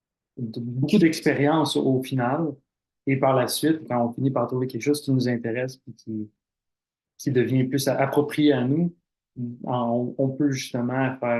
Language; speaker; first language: French; native; French